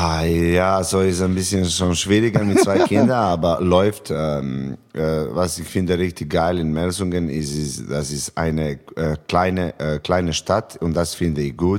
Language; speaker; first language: German; non-native, fluent; Serbian